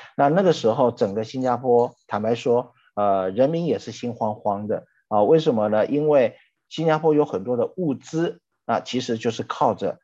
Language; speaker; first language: Chinese; native; Chinese